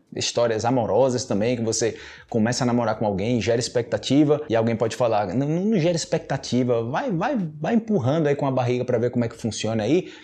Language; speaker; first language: Portuguese; native; Portuguese